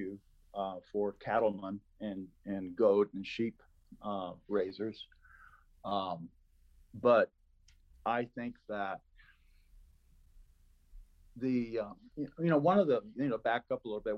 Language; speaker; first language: English; non-native, fluent; Spanish